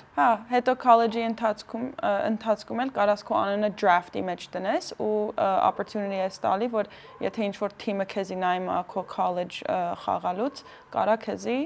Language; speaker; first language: Armenian; early bilingual, heritage; Armenian